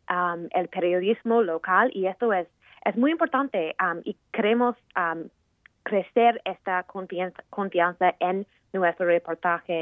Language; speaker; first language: Spanish; non-native, fluent; English